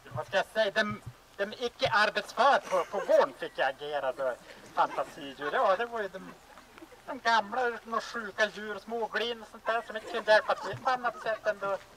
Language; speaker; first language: Swedish; native; Swedish